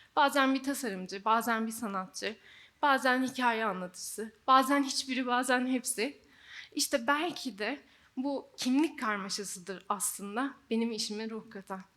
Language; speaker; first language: Turkish; native; Turkish